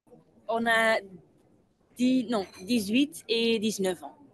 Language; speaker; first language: French; non-native, local second language; Dutch